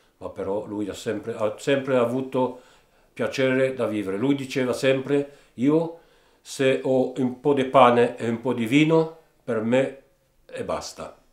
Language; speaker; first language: Italian; early bilingual, heritage; Italian